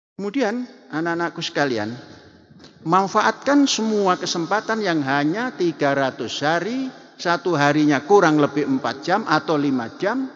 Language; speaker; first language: Indonesian; non-native, local second language; Javanese